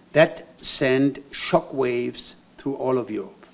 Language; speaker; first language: English; non-native, fluent; German